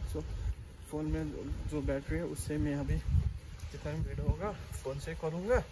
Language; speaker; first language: Hindi; non-native, local second language; Nepali